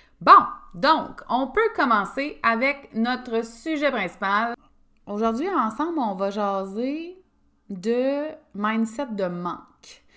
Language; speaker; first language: French; native; French